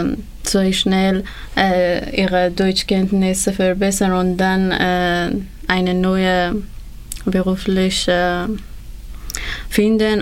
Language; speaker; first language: German; non-native, learner; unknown